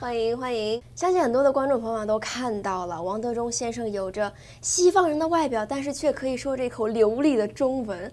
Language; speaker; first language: Chinese; native; Chinese